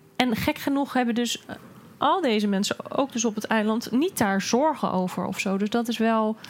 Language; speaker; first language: Dutch; native; Dutch